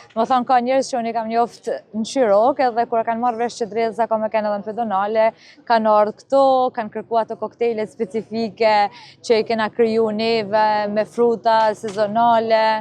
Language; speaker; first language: Albanian; native; Albanian